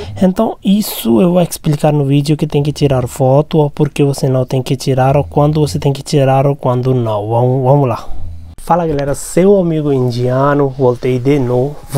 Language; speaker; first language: Portuguese; non-native, learner; Hindi